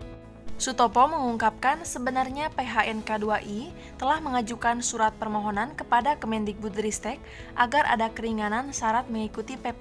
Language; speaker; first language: Indonesian; native; Indonesian